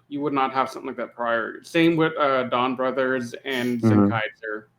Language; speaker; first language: English; native; English